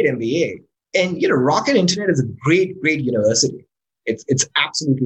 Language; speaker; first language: English; non-native, local second language; Urdu